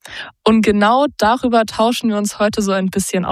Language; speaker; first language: German; native; German